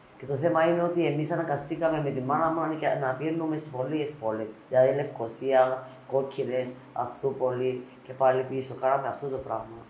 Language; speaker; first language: Greek; native; Greek